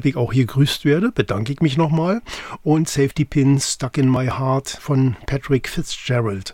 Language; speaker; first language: German; native; German